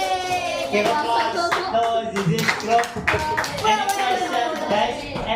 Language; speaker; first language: English; non-native, learner; Indonesian